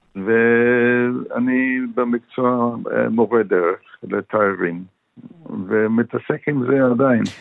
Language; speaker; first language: Hebrew; non-native, fluent; German